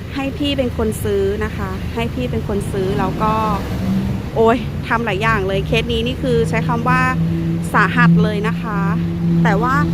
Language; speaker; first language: Thai; native; Thai